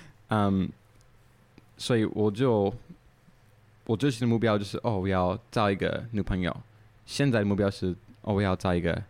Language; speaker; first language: Chinese; non-native, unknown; English